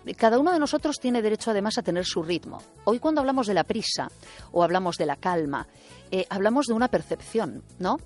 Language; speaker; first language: Spanish; native; Spanish